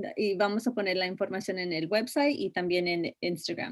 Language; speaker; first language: Spanish; non-native, learner; English